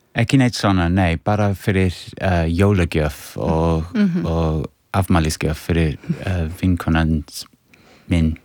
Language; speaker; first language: Icelandic; non-native, fluent; English